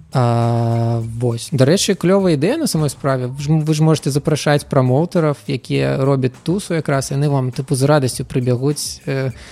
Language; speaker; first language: Belarusian; non-native, local second language; Russian